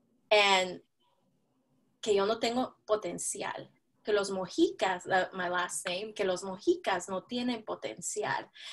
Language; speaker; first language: Spanish; early bilingual, heritage; Spanish